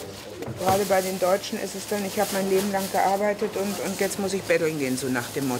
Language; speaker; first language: German; native; German